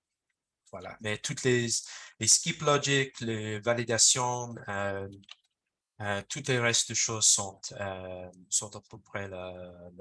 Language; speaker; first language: French; non-native, fluent; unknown